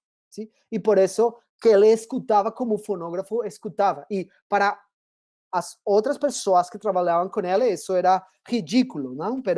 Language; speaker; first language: Portuguese; non-native, fluent; Spanish